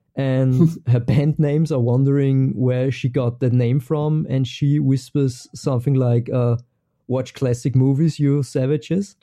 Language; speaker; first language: English; non-native, fluent; German